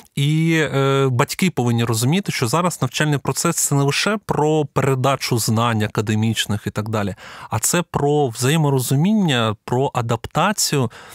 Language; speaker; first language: Ukrainian; non-native, local second language; Russian